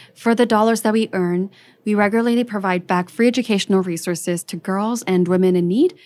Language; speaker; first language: English; early bilingual, other home language; French